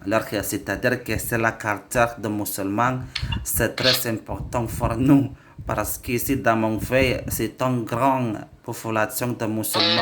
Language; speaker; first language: French; non-native, learner; Indonesian